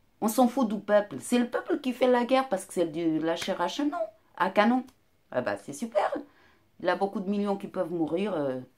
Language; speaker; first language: French; non-native, fluent; Portuguese